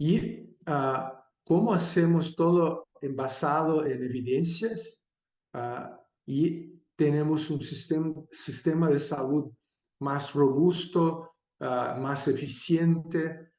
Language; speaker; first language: Spanish; non-native, fluent; Portuguese